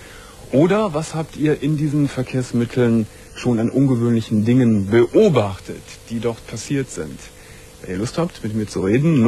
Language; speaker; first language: German; native; German